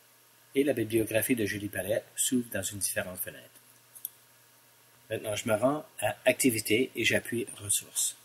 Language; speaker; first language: French; non-native, local second language; English